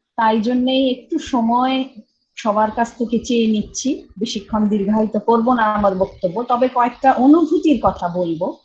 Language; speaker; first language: Bangla; early bilingual, heritage; Bangla